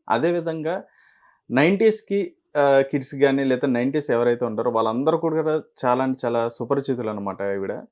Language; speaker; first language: Telugu; native; Telugu